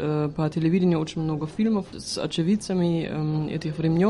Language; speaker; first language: Russian; non-native, fluent; German